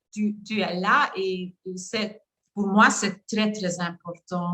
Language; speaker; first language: French; non-native, learner; Dutch